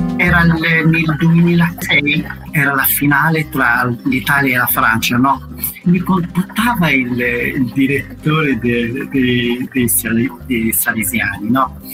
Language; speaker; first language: Italian; non-native, fluent; Arabic